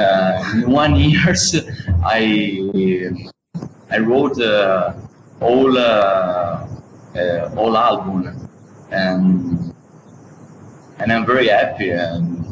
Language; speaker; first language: English; non-native, learner; Italian